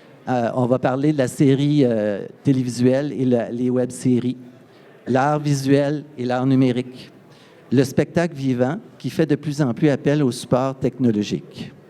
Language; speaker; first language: French; native; French